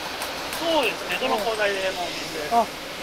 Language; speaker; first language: Japanese; native; Japanese